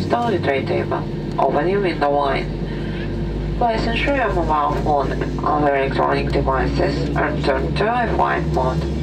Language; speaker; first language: English; non-native, fluent; Russian